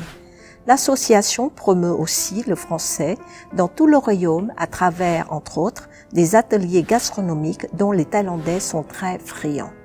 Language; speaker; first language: French; non-native, fluent; Thai